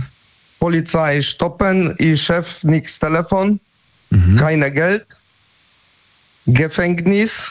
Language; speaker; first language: German; non-native, learner; Polish